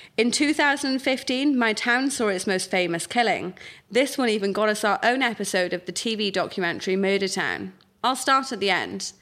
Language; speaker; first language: English; native; English